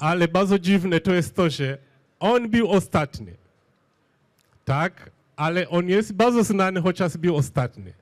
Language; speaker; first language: Polish; non-native, fluent; Swahili